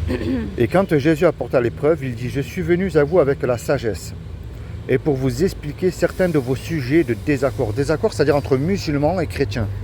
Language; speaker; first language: French; native; French